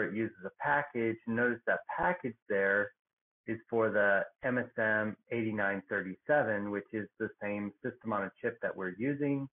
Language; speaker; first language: English; native; English